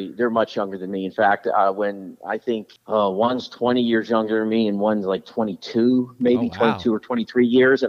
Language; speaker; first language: English; native; English